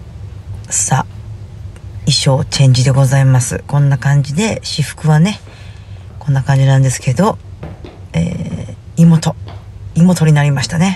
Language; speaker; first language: Japanese; native; Japanese